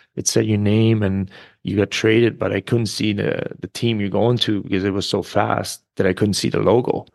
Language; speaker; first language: English; non-native, fluent; German